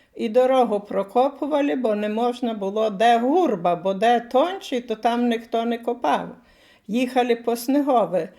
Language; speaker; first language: Ukrainian; native; Ukrainian